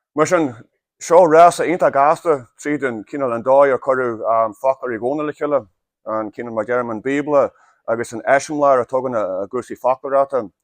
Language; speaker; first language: Irish; native; Irish